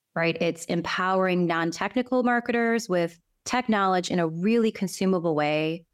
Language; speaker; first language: English; native; English